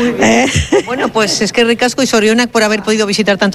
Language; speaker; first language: Spanish; native; Spanish